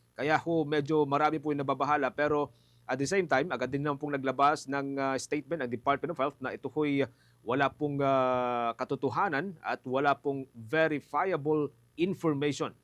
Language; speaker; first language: Filipino; native; Filipino